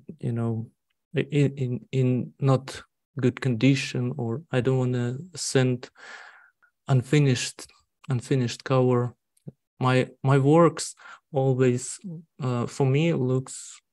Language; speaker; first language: English; non-native, learner; Russian